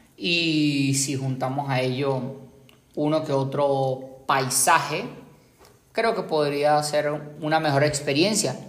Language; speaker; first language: Spanish; native; Spanish